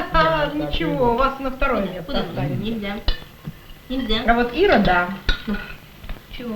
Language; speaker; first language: Russian; native; Russian